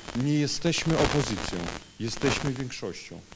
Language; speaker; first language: Polish; non-native, fluent; Russian